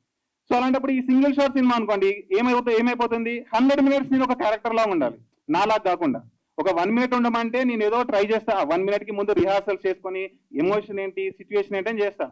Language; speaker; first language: Telugu; native; Telugu